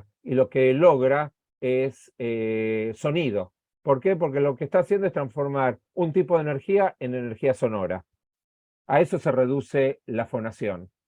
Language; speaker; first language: Spanish; native; Spanish